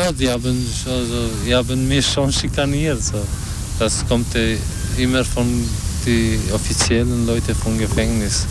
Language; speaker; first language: German; non-native, learner; Albanian